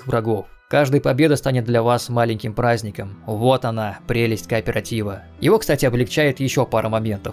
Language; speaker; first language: Russian; native; Russian